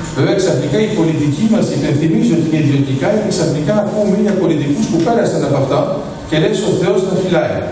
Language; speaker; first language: Greek; early bilingual, heritage; Greek